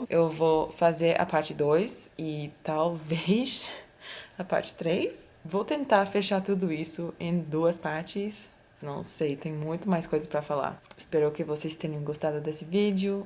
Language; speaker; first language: Portuguese; non-native, fluent; English